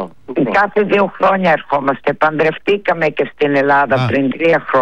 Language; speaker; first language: Greek; early bilingual, heritage; Greek